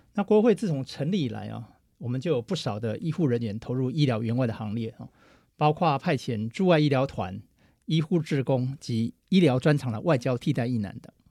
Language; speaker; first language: Chinese; native; Chinese